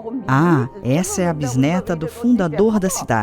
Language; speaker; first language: Portuguese; non-native, fluent; German